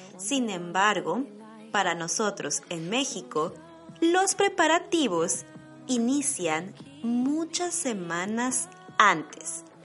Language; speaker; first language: Spanish; native; Spanish